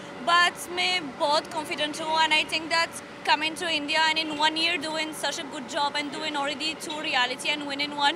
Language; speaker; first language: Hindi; non-native, learner; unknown